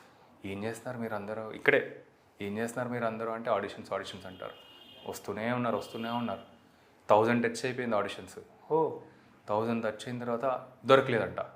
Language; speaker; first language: Telugu; native; Telugu